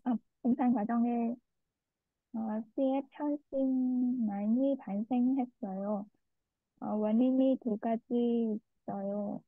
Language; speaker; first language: Korean; non-native, learner; Vietnamese